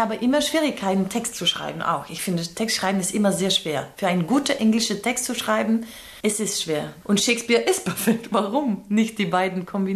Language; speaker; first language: German; non-native, fluent; Dutch